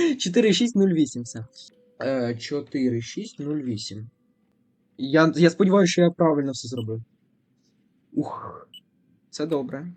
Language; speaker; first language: Ukrainian; non-native, local second language; Russian